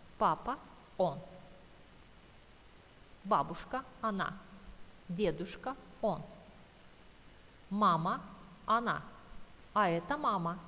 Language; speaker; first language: Russian; non-native, fluent; Turkish